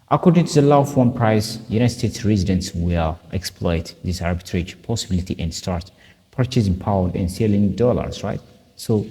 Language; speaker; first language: English; non-native, local second language; Amharic